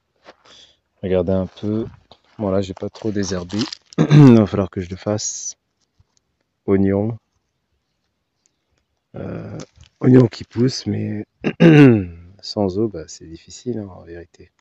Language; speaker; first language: French; native; French